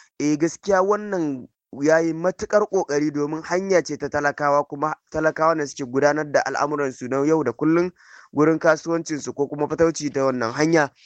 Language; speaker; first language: Hausa; native; Hausa